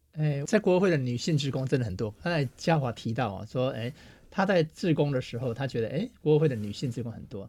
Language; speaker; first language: Chinese; native; Chinese